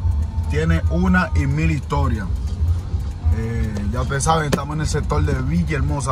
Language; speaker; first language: Spanish; native; Spanish